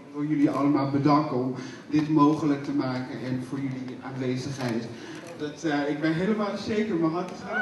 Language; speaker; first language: Dutch; non-native, fluent; Portuguese